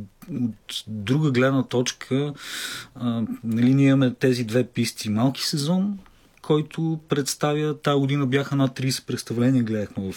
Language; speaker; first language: Bulgarian; native; Bulgarian